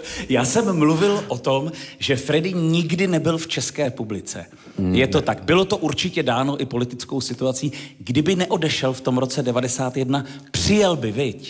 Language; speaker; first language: Czech; native; Czech